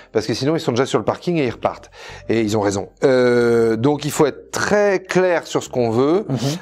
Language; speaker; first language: French; native; French